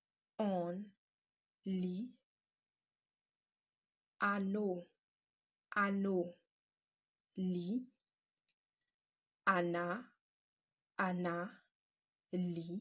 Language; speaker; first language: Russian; non-native, learner; Haitian Creole